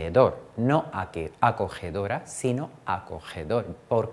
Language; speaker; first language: Spanish; non-native, fluent; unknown